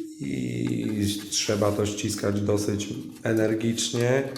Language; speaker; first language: Polish; native; Polish